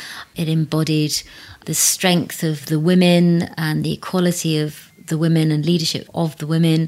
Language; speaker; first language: English; native; English